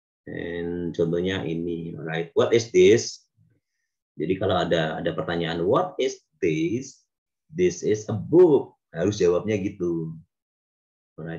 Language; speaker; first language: English; non-native, fluent; Indonesian